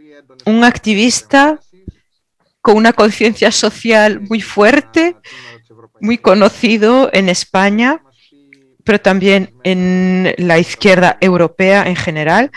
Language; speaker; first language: Spanish; non-native, fluent; Greek